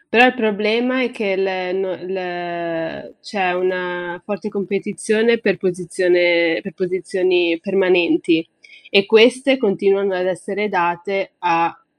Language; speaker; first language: Italian; early bilingual, other home language; Tigrinya